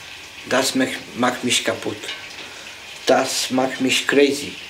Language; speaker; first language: German; non-native, learner; Romanian